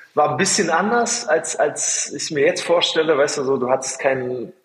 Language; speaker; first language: German; native; German